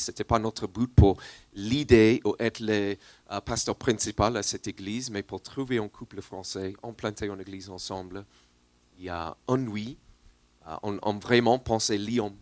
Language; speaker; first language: French; non-native, learner; English